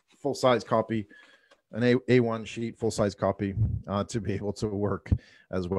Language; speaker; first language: English; native; English